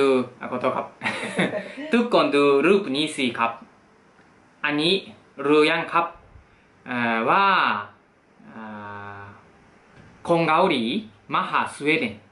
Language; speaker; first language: Thai; non-native, fluent; Japanese